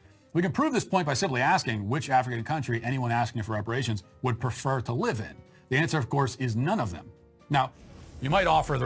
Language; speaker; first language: English; native; English